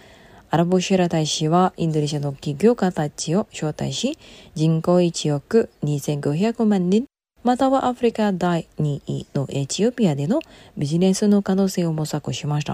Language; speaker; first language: Japanese; non-native, fluent; Indonesian